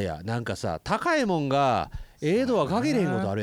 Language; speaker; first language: Japanese; native; Japanese